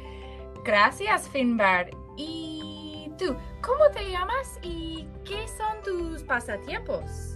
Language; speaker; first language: Spanish; non-native, fluent; English